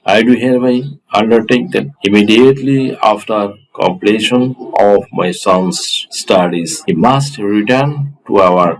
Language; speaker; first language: English; non-native, local second language; Bangla